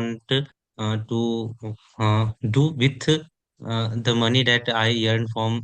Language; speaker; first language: English; non-native, learner; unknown